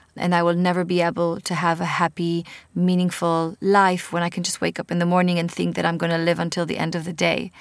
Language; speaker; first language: English; non-native, fluent; Hebrew